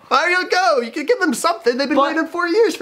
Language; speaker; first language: English; native; English